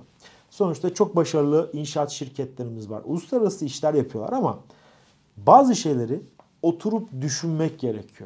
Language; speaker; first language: Turkish; native; Turkish